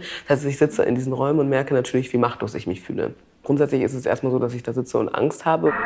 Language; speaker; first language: German; native; German